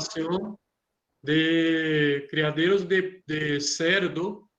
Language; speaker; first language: Spanish; non-native, learner; Portuguese